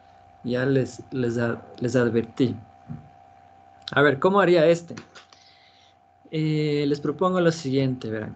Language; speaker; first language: Spanish; native; Spanish